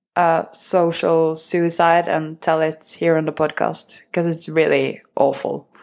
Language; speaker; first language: English; non-native, fluent; Norwegian